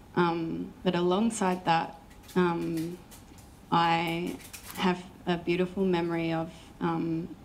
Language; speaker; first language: English; native; English